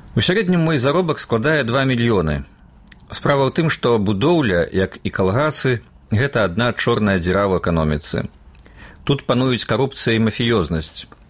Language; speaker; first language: Belarusian; native; Belarusian